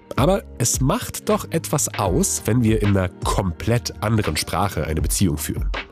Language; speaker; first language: German; non-native, fluent; Polish